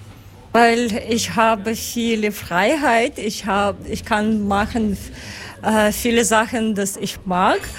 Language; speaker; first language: German; non-native, learner; Ukrainian